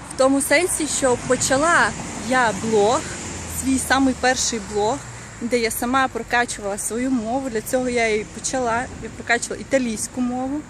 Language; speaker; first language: Ukrainian; non-native, local second language; Russian